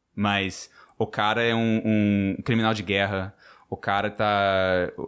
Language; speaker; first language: Portuguese; non-native, fluent; English